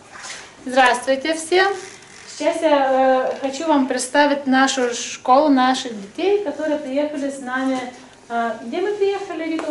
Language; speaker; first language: Russian; non-native, local second language; Lithuanian